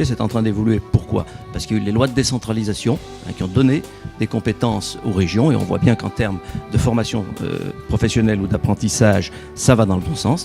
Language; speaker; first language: French; native; French